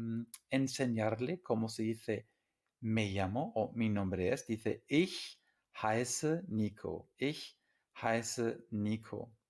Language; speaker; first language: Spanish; non-native, fluent; English